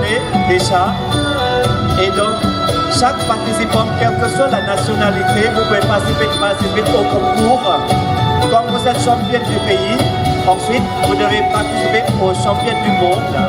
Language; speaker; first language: French; non-native, fluent; Thai